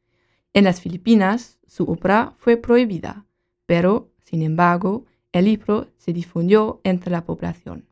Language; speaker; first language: Spanish; non-native, learner; German